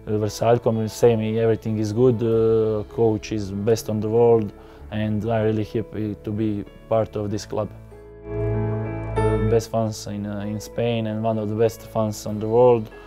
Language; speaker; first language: English; non-native, learner; Croatian